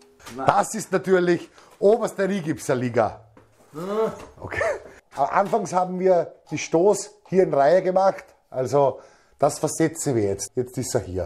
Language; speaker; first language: German; native; German